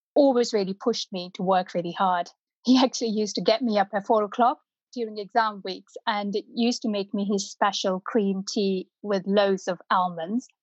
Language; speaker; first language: English; non-native, local second language; Punjabi